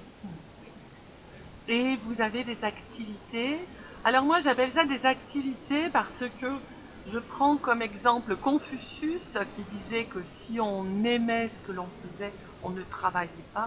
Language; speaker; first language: French; native; French